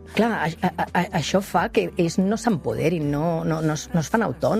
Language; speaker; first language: Catalan; native; Catalan